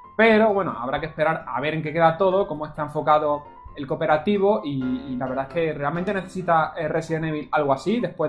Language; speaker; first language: Spanish; native; Spanish